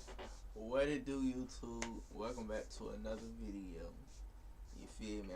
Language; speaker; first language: English; native; English